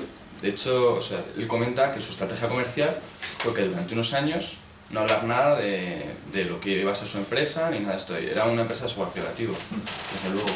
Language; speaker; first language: Spanish; native; Spanish